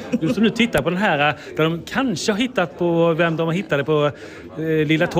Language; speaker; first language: Swedish; native; Swedish